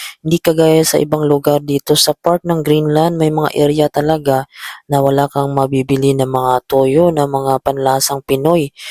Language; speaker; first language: Filipino; native; Filipino